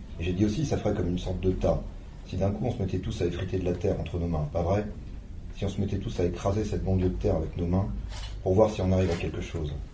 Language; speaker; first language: French; native; French